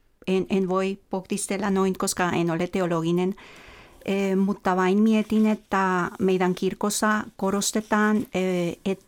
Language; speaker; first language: Finnish; non-native, fluent; Spanish